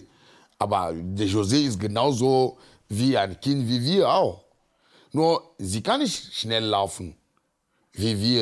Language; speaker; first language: German; non-native, fluent; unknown